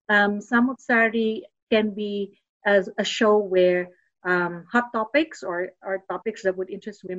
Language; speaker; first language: English; non-native, local second language; Filipino